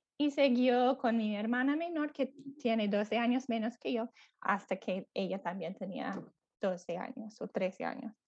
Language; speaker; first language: Spanish; non-native, fluent; English